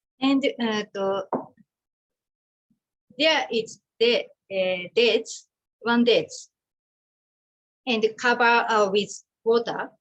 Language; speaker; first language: English; non-native, learner; Japanese